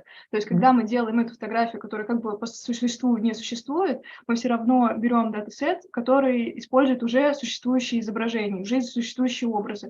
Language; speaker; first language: Russian; native; Russian